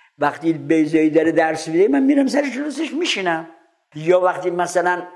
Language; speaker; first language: Persian; native; Persian